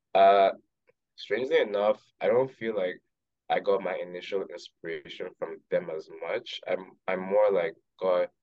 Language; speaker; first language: English; non-native, local second language; Yoruba